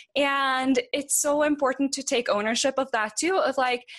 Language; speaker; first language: English; non-native, fluent; Norwegian